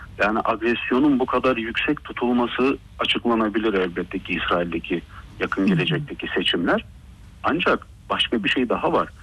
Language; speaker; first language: Turkish; early bilingual, heritage; Turkish